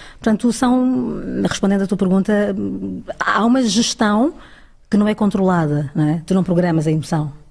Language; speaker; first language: Portuguese; early bilingual, other home language; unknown